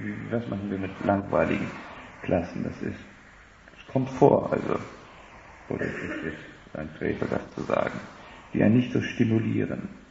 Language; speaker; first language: German; native; German